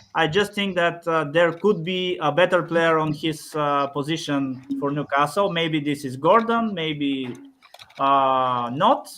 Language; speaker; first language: English; non-native, fluent; Bulgarian